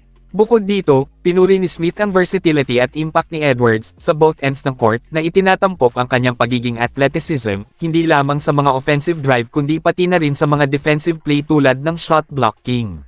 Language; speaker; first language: Filipino; native; Filipino